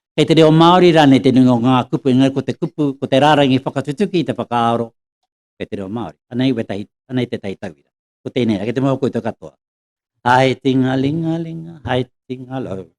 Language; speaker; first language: Māori; native; Māori